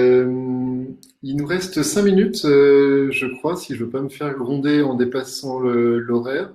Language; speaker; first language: French; native; French